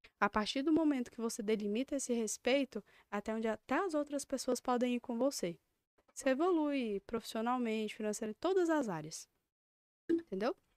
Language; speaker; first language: Portuguese; native; Portuguese